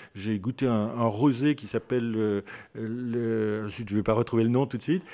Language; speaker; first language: French; native; French